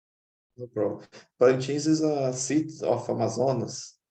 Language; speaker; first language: English; non-native, learner; Portuguese